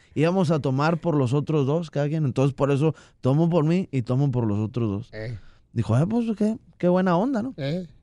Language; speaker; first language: Spanish; native; Spanish